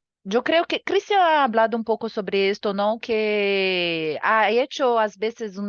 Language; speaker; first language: Spanish; non-native, learner; Portuguese